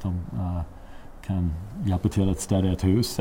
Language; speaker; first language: Swedish; non-native, fluent; English